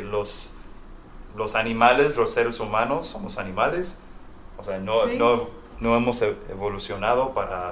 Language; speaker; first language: Spanish; non-native, fluent; English